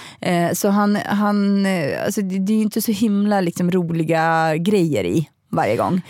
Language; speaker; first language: Swedish; early bilingual, other home language; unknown